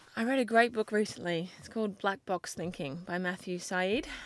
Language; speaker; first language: English; native; English